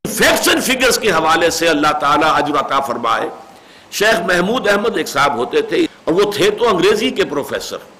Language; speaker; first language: Urdu; native; Urdu